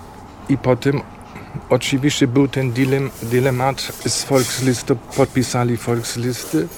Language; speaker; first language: Polish; non-native, fluent; German